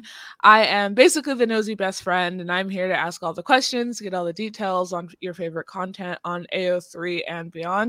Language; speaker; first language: English; native; English